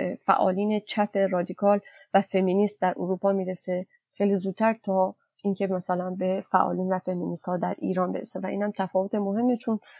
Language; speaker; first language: Persian; non-native, local second language; Kurdish